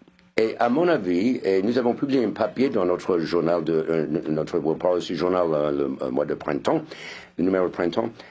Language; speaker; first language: French; non-native, fluent; English